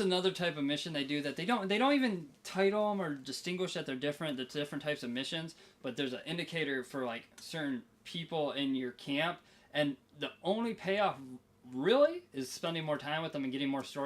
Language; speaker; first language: English; native; English